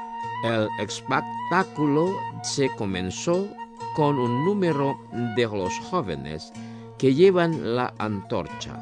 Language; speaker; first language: Spanish; non-native, fluent; Indonesian